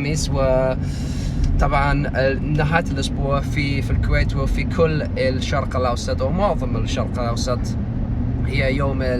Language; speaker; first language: Arabic; non-native, learner; English